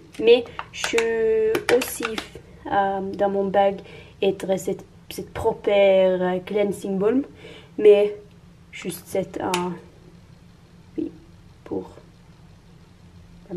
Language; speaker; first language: French; non-native, learner; Norwegian